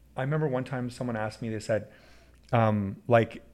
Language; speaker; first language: English; early bilingual, other home language; Persian